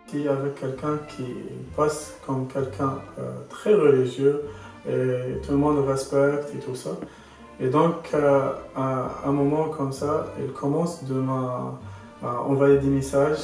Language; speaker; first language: French; non-native, local second language; Arabic